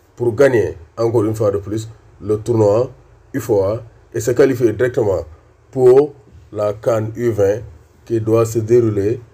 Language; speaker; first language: French; non-native, local second language; Wolof